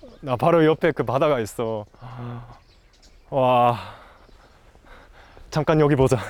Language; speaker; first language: Korean; non-native, fluent; English